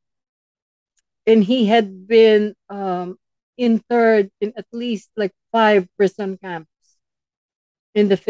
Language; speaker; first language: English; non-native, local second language; Filipino